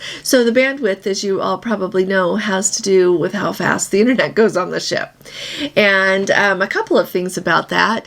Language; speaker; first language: English; native; English